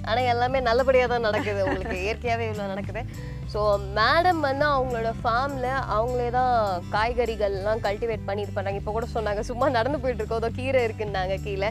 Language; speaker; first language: Tamil; native; Tamil